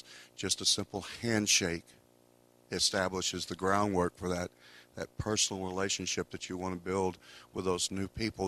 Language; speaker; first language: English; native; English